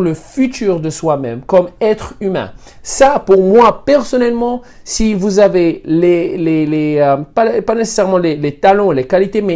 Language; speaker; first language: French; non-native, fluent; Spanish